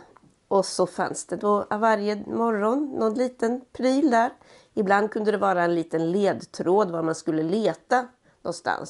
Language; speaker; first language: Swedish; native; Swedish